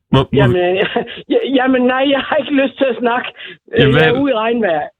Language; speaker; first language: Danish; non-native, fluent; Serbian